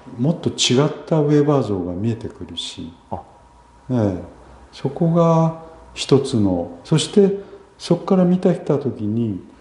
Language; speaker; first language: Japanese; early bilingual, other home language; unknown